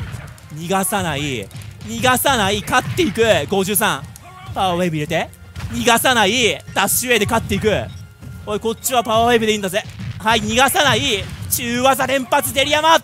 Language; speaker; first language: Japanese; native; Japanese